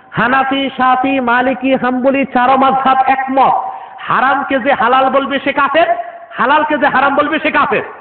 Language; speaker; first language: Bangla; non-native, local second language; Urdu